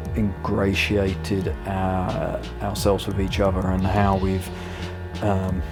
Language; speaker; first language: English; native; English